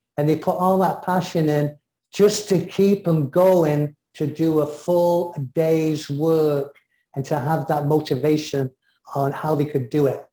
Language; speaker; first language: English; native; English